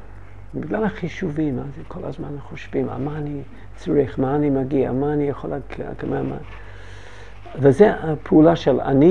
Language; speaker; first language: Hebrew; non-native, learner; English